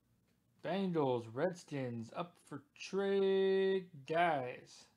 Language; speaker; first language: English; native; English